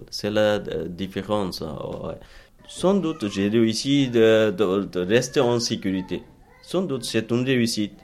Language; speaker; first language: French; non-native, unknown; Bangla